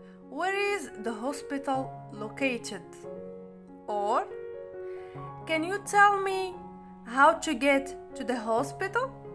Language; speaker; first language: English; non-native, fluent; Arabic